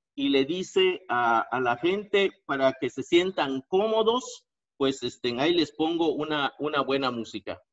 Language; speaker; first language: Spanish; native; Spanish